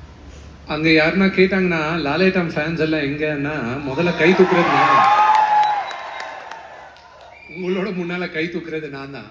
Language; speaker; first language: Tamil; non-native, local second language; Telugu